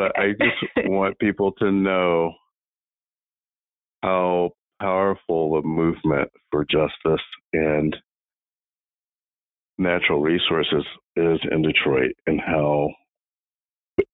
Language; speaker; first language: English; native; English